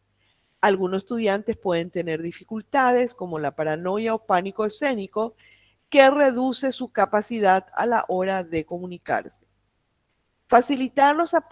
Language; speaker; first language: Spanish; native; Spanish